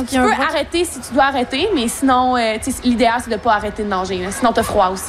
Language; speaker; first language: French; native; French